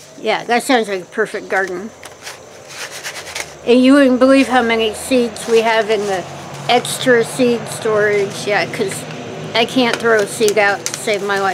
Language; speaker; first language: English; native; English